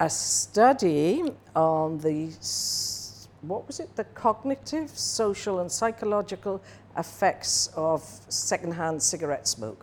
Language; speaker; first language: English; native; English